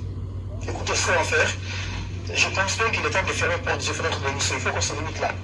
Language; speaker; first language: French; native; French